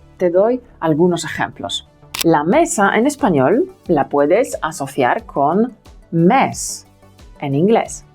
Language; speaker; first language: Spanish; non-native, fluent; Polish